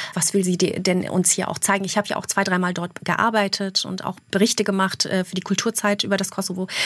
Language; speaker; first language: German; early bilingual, other home language; Albanian